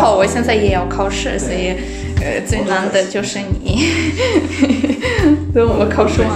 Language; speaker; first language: Chinese; non-native, fluent; Russian